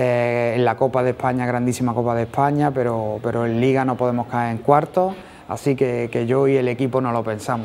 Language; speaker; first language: Spanish; native; Spanish